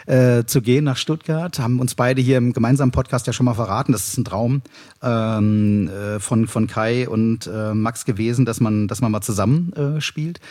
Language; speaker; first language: German; native; German